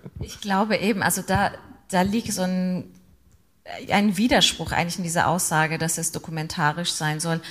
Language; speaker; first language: German; non-native, fluent; Persian